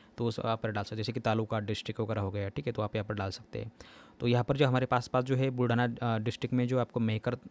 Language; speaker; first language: Hindi; non-native, local second language; Marathi